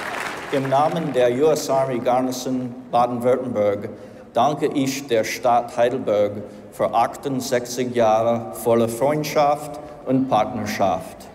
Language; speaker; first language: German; non-native, fluent; English